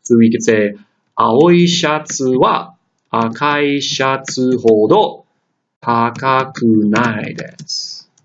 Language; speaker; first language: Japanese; non-native, fluent; English